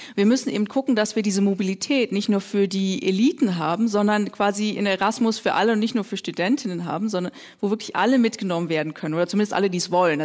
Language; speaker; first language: German; native; German